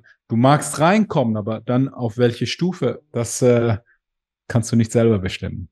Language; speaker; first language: German; native; German